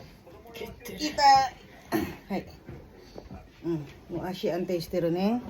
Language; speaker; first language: Japanese; non-native, learner; Filipino